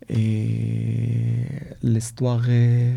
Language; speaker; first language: French; non-native, learner; Arabic